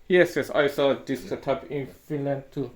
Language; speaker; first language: English; non-native, learner; Persian